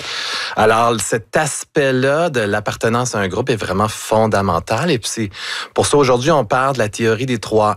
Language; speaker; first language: French; native; French